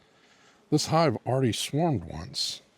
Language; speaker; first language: English; native; English